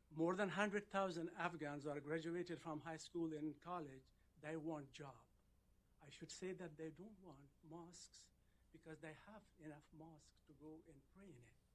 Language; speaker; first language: English; non-native, fluent; Persian